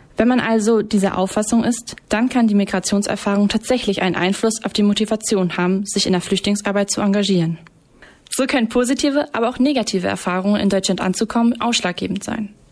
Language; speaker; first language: German; native; German